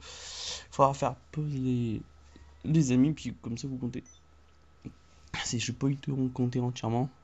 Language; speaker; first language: French; native; French